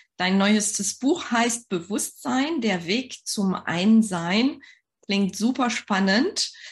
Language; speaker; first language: German; non-native, fluent; French